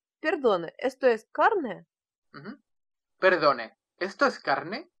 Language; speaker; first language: Spanish; non-native, fluent; Russian